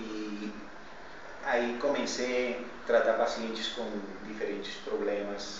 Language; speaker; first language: Portuguese; non-native, fluent; Spanish